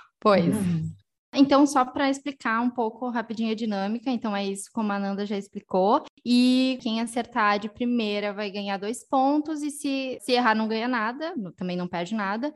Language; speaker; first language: Portuguese; native; Portuguese